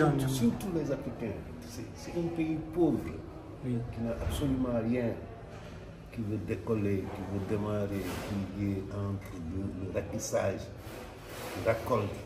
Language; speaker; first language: French; non-native, local second language; Wolof